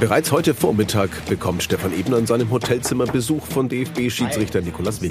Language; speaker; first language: German; native; German